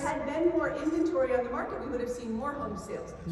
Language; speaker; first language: English; native; English